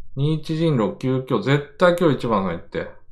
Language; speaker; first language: Japanese; native; Japanese